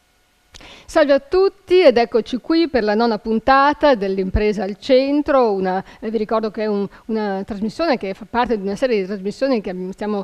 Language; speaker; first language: Italian; native; Italian